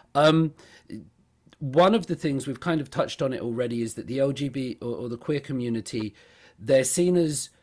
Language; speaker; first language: English; native; English